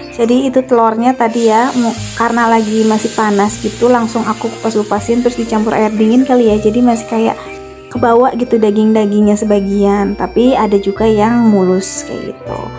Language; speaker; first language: Indonesian; native; Indonesian